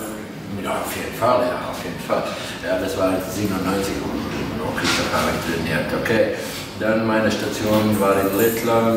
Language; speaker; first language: German; non-native, fluent; Latvian